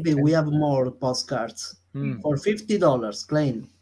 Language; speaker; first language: English; non-native, learner; Italian